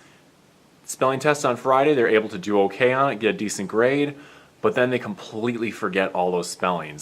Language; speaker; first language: English; native; English